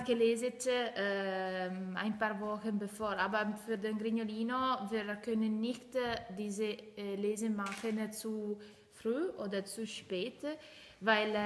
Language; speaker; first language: German; non-native, learner; Italian